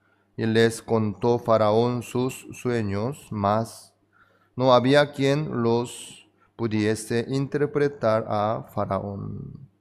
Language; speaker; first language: Spanish; non-native, fluent; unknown